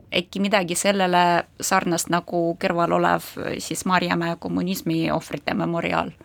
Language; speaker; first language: Estonian; non-native, local second language; Russian